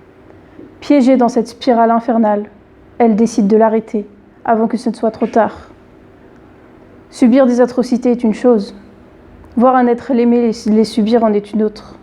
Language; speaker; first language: French; native; French